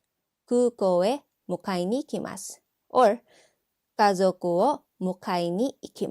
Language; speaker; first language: Japanese; non-native, fluent; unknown